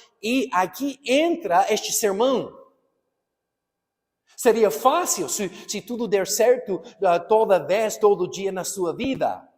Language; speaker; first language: Portuguese; non-native, fluent; English